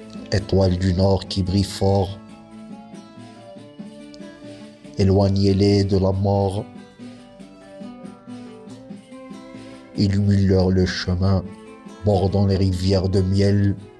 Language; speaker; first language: French; non-native, local second language; Arabic